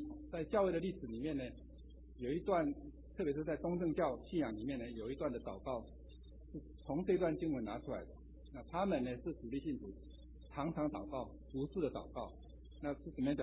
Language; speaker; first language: Chinese; native; Chinese